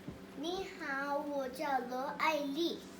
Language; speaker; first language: Chinese; non-native, learner; English